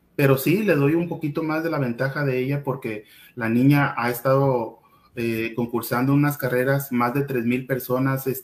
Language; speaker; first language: Spanish; native; Spanish